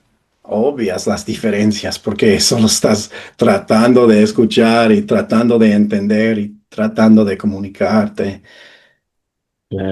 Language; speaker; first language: Spanish; non-native, fluent; English